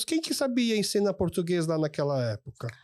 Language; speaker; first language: Portuguese; early bilingual, other home language; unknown